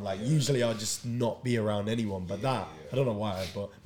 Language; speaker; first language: English; native; English